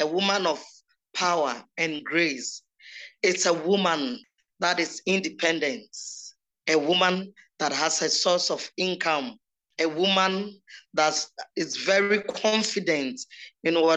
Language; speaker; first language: English; non-native, local second language; Akan